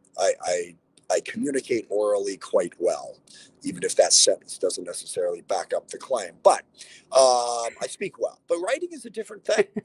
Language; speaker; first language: English; native; English